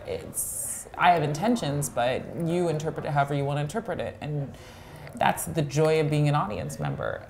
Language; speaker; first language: English; native; English